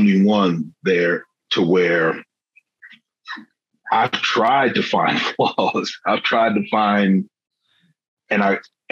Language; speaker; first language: English; native; English